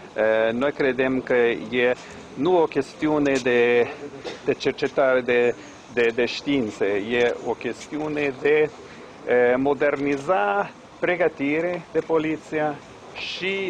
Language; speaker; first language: Romanian; non-native, learner; English